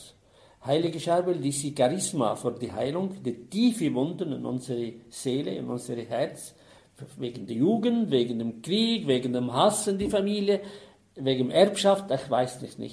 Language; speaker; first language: German; non-native, fluent; Arabic